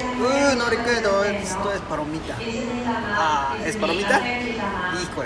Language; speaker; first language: Spanish; non-native, learner; Japanese